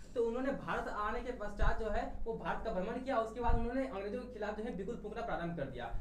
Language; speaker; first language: Hindi; native; Hindi